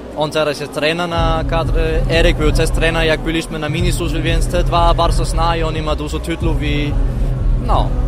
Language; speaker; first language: Polish; non-native, learner; Danish